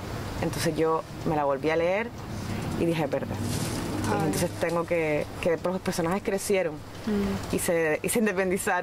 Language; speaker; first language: Spanish; native; Spanish